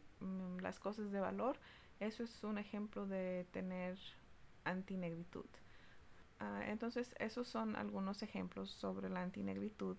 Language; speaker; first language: Spanish; early bilingual, heritage; Spanish